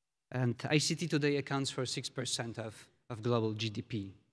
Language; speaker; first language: English; non-native, fluent; Polish